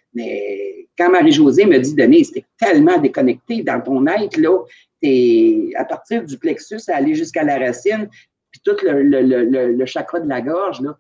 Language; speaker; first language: French; native; French